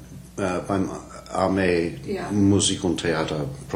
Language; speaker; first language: German; non-native, learner; English